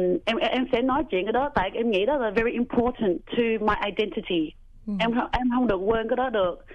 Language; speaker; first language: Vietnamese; early bilingual, heritage; Vietnamese